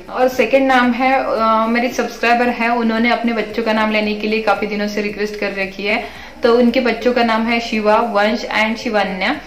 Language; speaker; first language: Hindi; non-native, local second language; Marathi